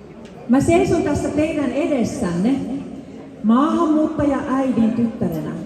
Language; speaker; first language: Finnish; early bilingual, other home language; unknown